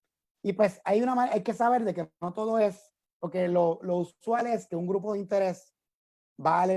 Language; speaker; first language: Spanish; native; Spanish